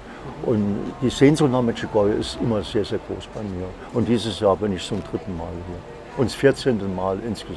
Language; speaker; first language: German; native; German